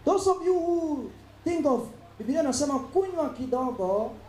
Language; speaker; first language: English; non-native, local second language; Swahili